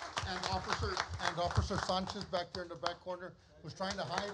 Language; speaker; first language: English; early bilingual, other home language; Spanish